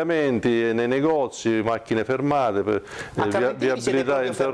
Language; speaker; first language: Italian; native; Italian